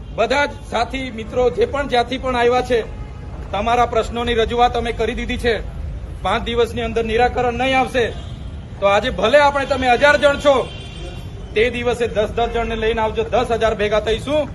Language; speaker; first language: Gujarati; non-native, local second language; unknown